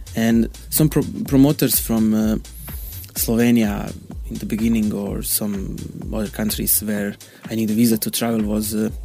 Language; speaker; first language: English; non-native, learner; Bosnian